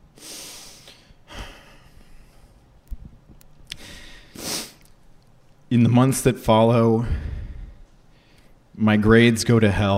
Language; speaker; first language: English; native; English